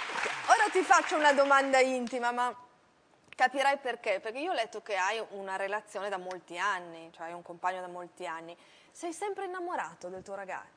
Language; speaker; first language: Italian; native; Italian